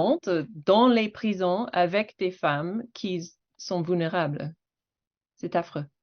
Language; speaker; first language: French; non-native, fluent; English